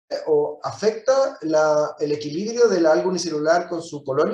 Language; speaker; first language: Spanish; native; Spanish